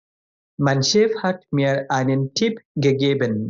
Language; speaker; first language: German; non-native, fluent; Bangla